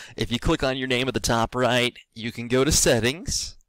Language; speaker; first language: English; native; English